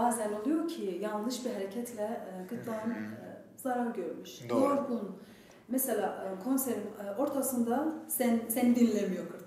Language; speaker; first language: Turkish; non-native, fluent; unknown